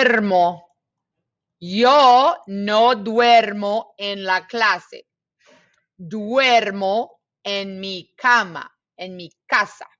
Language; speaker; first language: Spanish; non-native, fluent; English